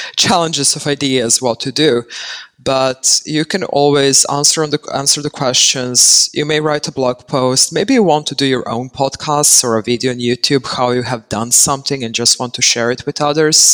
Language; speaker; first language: English; non-native, fluent; Serbian